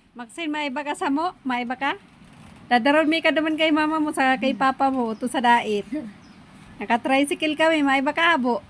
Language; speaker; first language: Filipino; non-native, local second language; Bikol